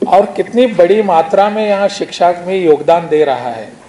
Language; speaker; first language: Hindi; non-native, local second language; Konkani